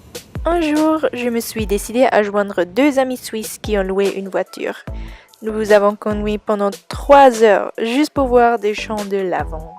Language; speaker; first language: French; non-native, local second language; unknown